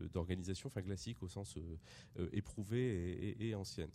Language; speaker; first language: French; native; French